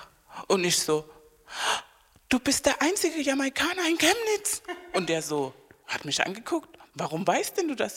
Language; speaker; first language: German; non-native, fluent; Spanish